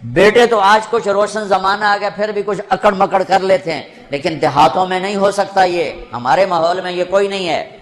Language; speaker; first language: Urdu; non-native, local second language; Punjabi